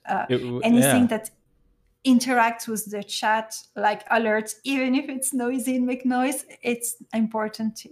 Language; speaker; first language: English; non-native, fluent; French